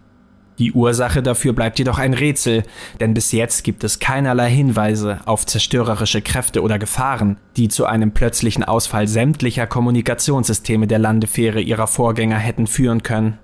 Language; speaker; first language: German; native; German